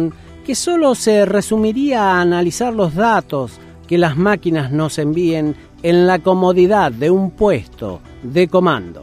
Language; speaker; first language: Spanish; native; Spanish